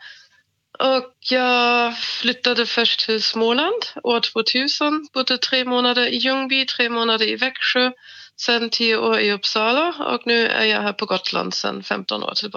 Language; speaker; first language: Swedish; non-native, fluent; German